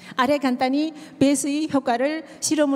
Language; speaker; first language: Korean; native; Korean